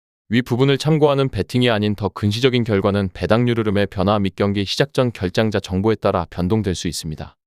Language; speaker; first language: Korean; native; Korean